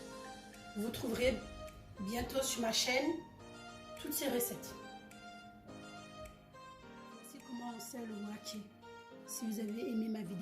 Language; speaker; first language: French; non-native, fluent; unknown